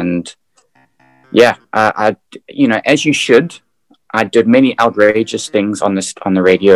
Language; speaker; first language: English; native; English